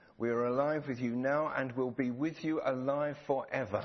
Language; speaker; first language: English; native; English